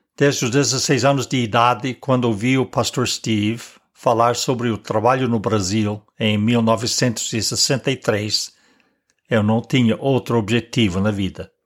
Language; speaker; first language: Portuguese; non-native, fluent; English